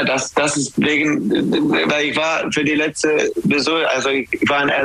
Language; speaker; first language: German; non-native, fluent; English